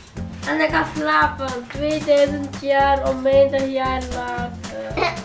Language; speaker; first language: Dutch; non-native, learner; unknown